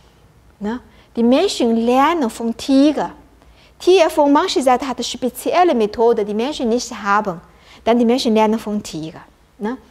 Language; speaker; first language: German; non-native, learner; Chinese